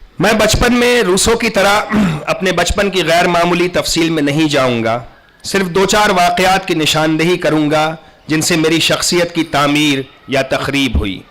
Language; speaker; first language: Urdu; native; Urdu